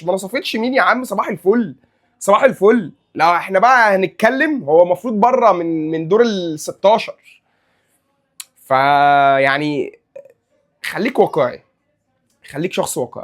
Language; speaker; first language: Arabic; native; Arabic